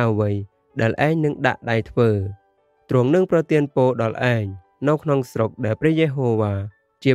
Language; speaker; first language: Khmer; native; Khmer